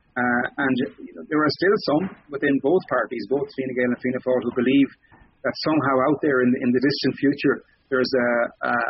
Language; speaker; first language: English; native; English